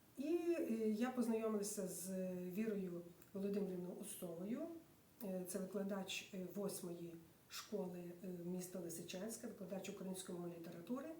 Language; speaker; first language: Ukrainian; native; Ukrainian